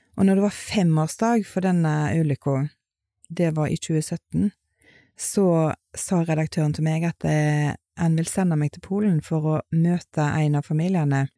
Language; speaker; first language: Norwegian; native; Norwegian